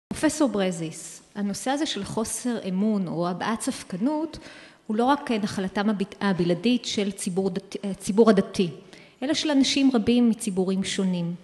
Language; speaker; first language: Hebrew; native; Hebrew